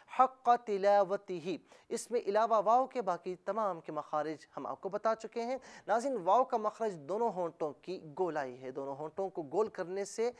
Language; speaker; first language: Urdu; native; Urdu